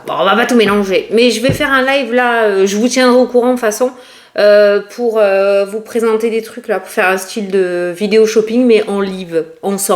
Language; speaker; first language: French; native; French